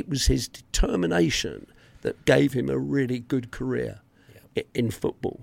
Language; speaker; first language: English; native; English